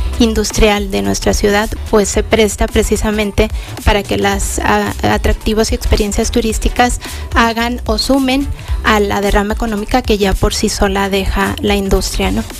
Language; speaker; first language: Spanish; native; Spanish